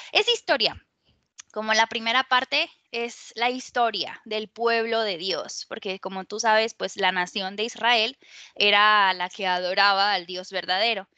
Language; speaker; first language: Spanish; native; Spanish